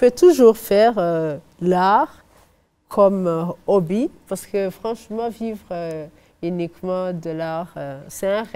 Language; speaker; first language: French; non-native, fluent; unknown